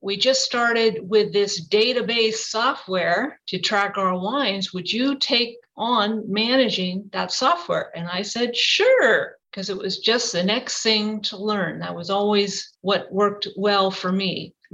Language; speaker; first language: English; native; English